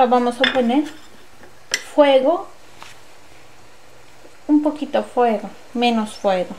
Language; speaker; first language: Spanish; non-native, learner; Turkish